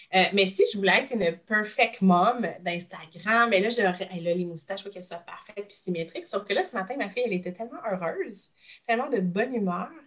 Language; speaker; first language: French; native; French